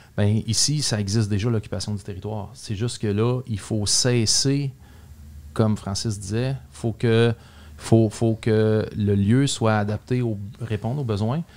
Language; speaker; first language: French; native; French